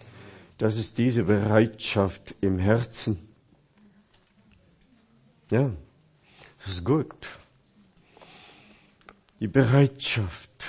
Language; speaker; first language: German; non-native, fluent; Chinese